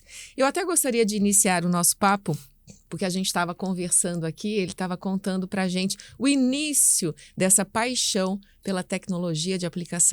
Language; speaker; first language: Portuguese; native; Portuguese